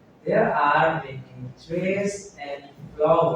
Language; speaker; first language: English; non-native, learner; Indonesian